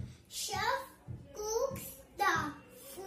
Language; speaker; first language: English; non-native, learner; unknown